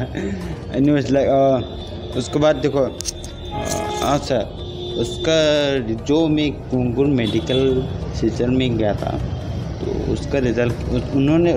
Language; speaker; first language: Hindi; non-native, local second language; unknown